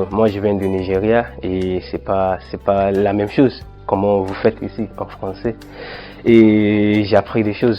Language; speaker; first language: French; non-native, fluent; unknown